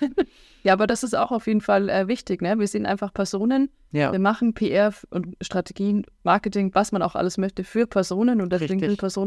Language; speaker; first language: German; native; German